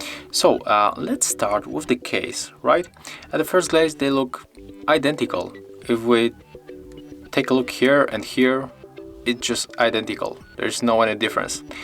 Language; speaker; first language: English; non-native, fluent; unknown